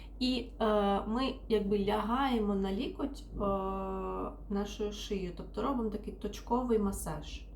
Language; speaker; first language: Ukrainian; non-native, local second language; Russian